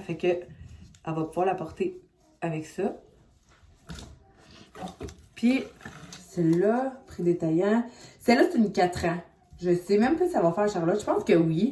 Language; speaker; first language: French; native; French